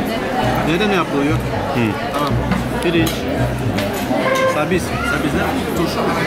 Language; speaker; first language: Turkish; non-native, learner; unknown